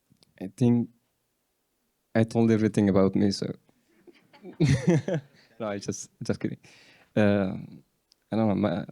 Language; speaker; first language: English; non-native, learner; Persian